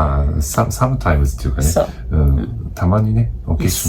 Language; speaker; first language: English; non-native, learner; Japanese